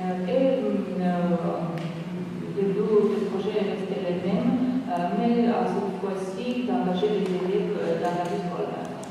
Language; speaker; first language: French; non-native, fluent; Georgian